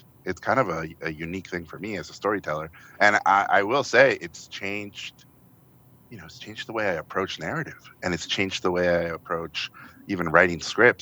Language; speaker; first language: English; non-native, fluent; Spanish